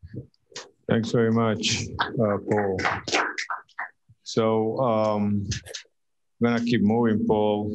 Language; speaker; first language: English; non-native, fluent; Spanish